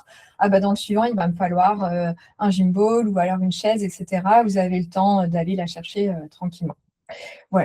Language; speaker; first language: French; native; French